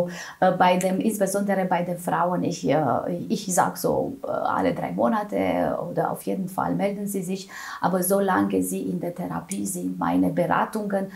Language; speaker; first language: German; non-native, fluent; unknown